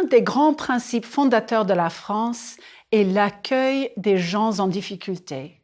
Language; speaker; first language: French; non-native, fluent; English